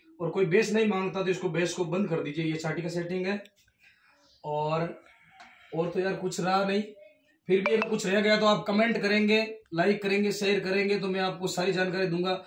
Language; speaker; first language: Hindi; non-native, local second language; Rajasthani